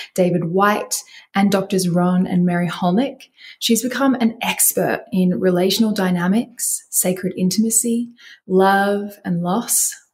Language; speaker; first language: English; native; English